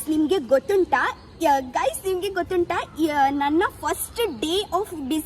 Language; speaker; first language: Kannada; non-native, local second language; Tulu